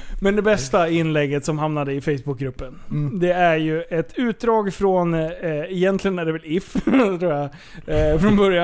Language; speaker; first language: Swedish; native; Swedish